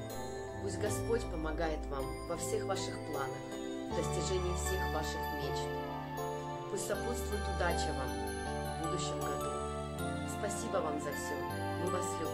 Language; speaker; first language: Russian; native; Russian